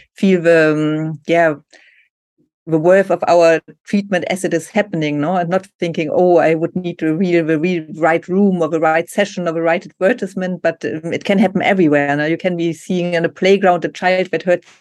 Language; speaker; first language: English; non-native, fluent; German